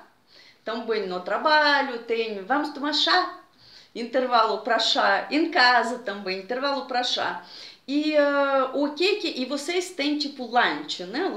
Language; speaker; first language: Portuguese; non-native, fluent; Russian